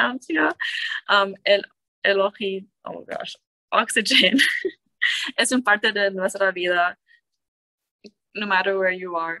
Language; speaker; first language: Spanish; non-native, learner; English